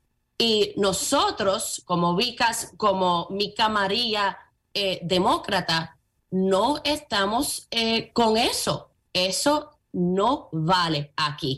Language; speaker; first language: Spanish; early bilingual, heritage; Spanish